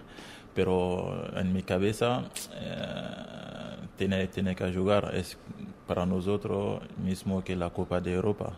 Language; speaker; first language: Spanish; non-native, learner; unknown